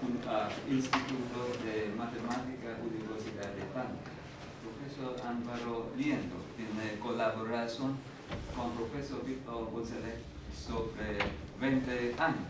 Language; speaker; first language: Spanish; non-native, learner; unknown